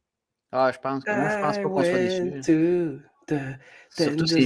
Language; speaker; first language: French; native; French